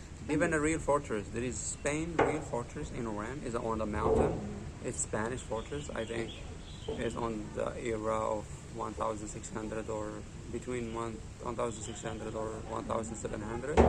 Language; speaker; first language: English; non-native, learner; Arabic